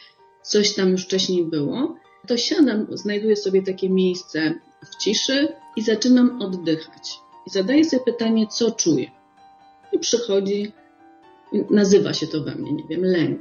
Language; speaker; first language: Polish; native; Polish